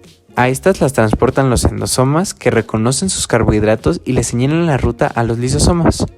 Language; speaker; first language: Spanish; native; Spanish